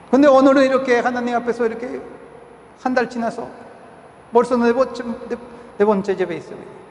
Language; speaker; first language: Korean; non-native, fluent; Spanish